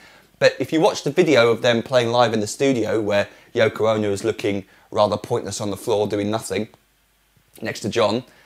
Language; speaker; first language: English; native; English